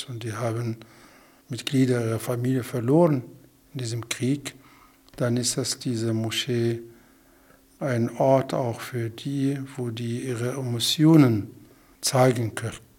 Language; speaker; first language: German; non-native, fluent; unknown